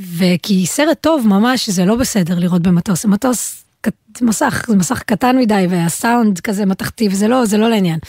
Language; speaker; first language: Hebrew; native; Hebrew